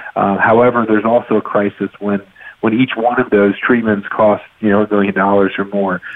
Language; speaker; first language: English; native; English